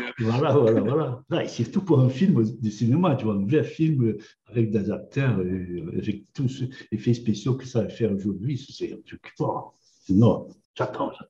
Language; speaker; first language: French; non-native, fluent; Portuguese